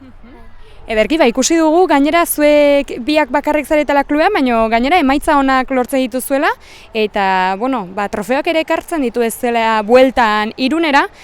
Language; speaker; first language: Basque; native; Basque